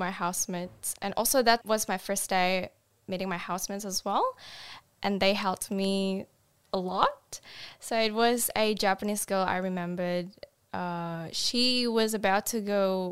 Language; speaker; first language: English; non-native, fluent; Indonesian